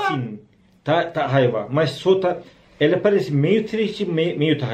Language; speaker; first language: Portuguese; non-native, learner; Turkish